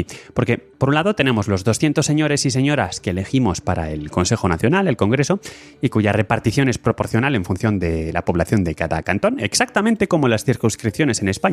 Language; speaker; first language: Spanish; native; Spanish